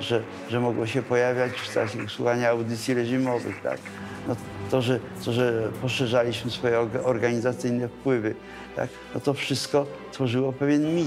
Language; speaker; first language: Polish; native; Polish